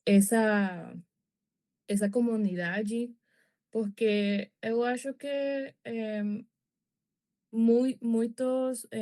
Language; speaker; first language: Portuguese; non-native, learner; Spanish